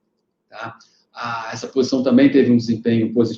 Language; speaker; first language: Portuguese; native; Portuguese